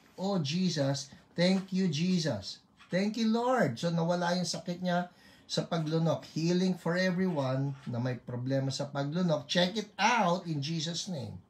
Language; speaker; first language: Filipino; native; Filipino